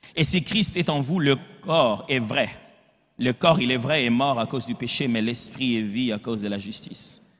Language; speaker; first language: French; non-native, local second language; Lingala